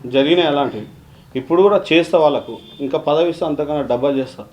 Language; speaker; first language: Telugu; native; Telugu